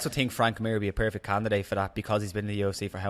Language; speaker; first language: English; native; English